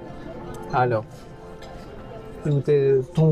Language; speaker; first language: French; non-native, fluent; Spanish